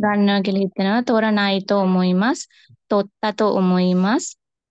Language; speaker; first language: Japanese; non-native, learner; Sinhala